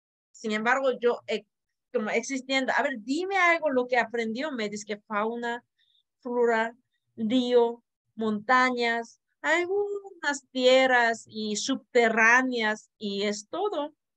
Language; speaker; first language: Spanish; non-native, fluent; Korean